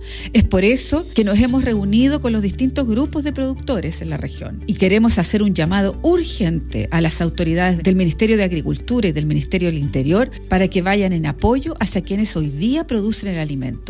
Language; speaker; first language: Spanish; native; Spanish